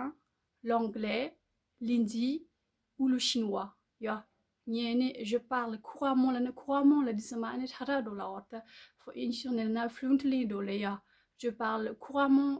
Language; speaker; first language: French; non-native, learner; Tibetan